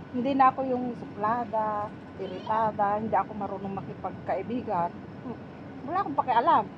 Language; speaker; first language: Filipino; native; Filipino